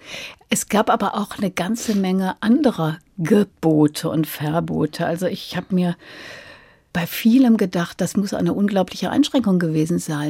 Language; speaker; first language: German; native; German